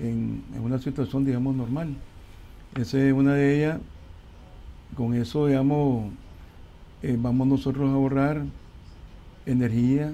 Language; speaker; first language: Spanish; native; Spanish